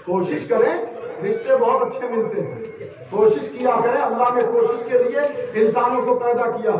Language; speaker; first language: Urdu; native; Urdu